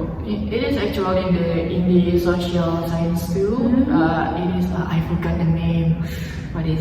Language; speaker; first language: English; non-native, learner; Indonesian